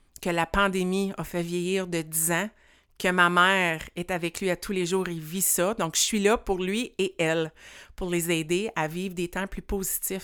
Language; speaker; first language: French; native; French